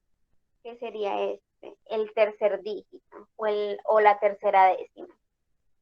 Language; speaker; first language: Spanish; native; Spanish